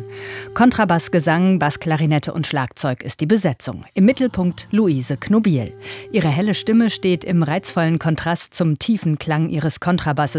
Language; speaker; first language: German; native; German